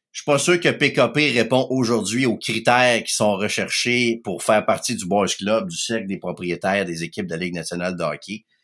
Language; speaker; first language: French; native; French